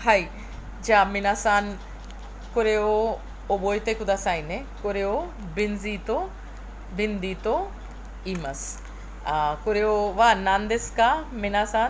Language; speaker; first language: Japanese; non-native, fluent; Hindi